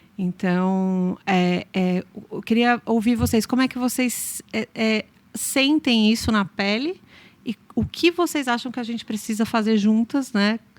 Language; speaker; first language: Portuguese; native; Portuguese